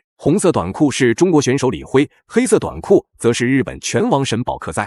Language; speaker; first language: Chinese; native; Chinese